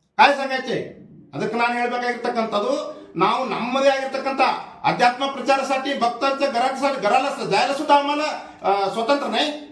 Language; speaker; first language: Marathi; non-native, local second language; Kannada